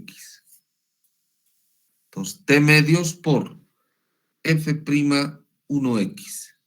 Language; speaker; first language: Spanish; native; Spanish